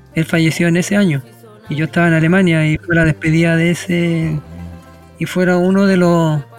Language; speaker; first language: Spanish; native; Spanish